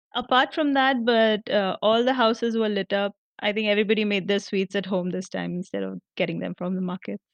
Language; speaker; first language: English; non-native, local second language; Marathi